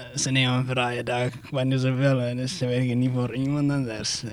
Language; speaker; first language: Dutch; non-native, fluent; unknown